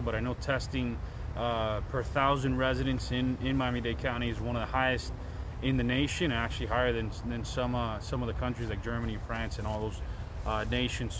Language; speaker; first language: English; early bilingual, other home language; Spanish